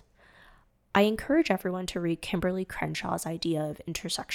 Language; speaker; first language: English; non-native, fluent; Cantonese